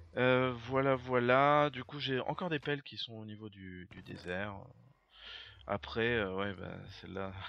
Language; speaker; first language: French; native; French